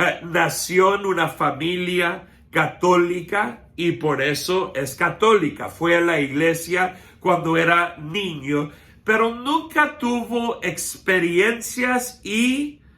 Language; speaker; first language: Spanish; non-native, fluent; English